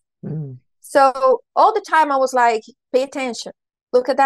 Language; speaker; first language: English; non-native, fluent; Portuguese